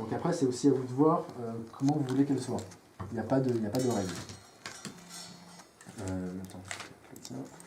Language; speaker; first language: French; native; French